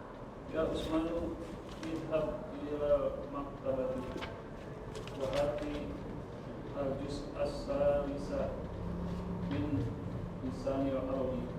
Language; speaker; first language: Arabic; non-native, learner; Indonesian